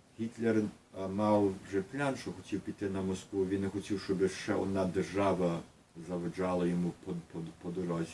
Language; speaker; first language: Ukrainian; early bilingual, heritage; Ukrainian